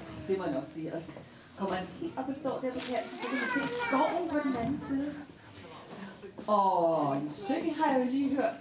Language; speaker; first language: Danish; native; Danish